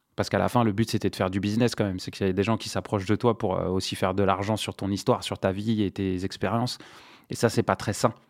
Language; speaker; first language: French; non-native, local second language; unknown